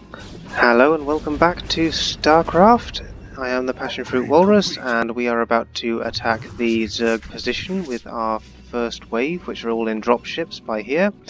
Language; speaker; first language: English; native; English